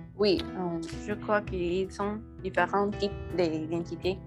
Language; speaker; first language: French; non-native, learner; Spanish